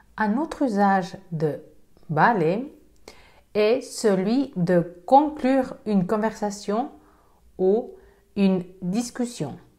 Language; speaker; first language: French; non-native, fluent; Spanish